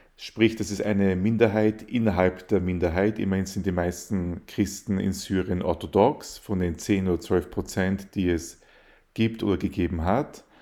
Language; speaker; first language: German; early bilingual, other home language; Arabic